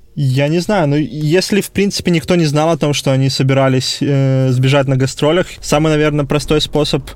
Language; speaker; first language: Russian; native; Russian